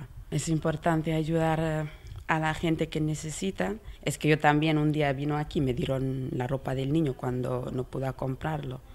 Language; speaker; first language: Spanish; non-native, learner; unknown